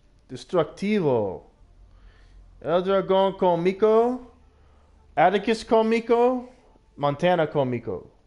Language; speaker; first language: Spanish; non-native, learner; English